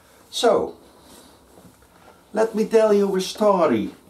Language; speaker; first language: English; non-native, fluent; Dutch